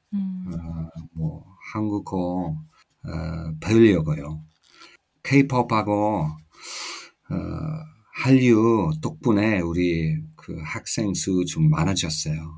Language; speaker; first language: Korean; non-native, fluent; English